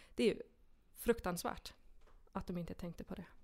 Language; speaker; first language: Swedish; non-native, fluent; Icelandic